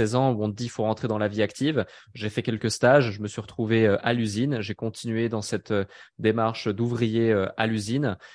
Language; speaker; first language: French; native; French